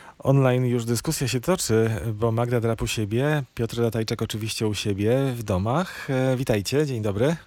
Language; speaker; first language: Polish; native; Polish